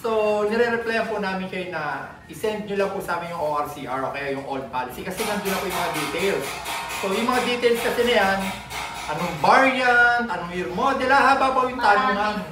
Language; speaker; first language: Filipino; native; Filipino